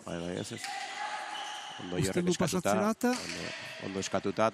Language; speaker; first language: Basque; native; Basque